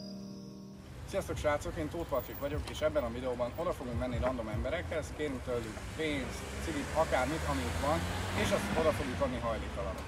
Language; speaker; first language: Hungarian; native; Hungarian